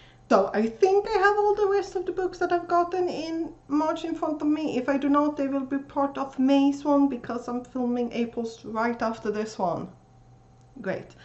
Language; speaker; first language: English; non-native, fluent; Swedish